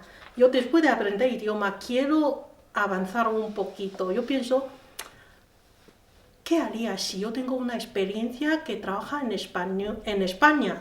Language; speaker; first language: Spanish; non-native, learner; Chinese